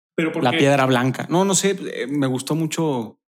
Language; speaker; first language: Spanish; native; Spanish